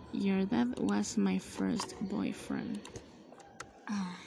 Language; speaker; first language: English; non-native, fluent; Spanish